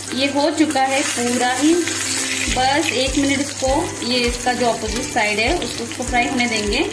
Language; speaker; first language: Hindi; non-native, local second language; Bangla